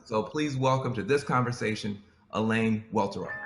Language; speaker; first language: English; native; English